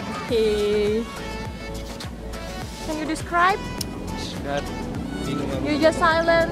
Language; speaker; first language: English; non-native, learner; Indonesian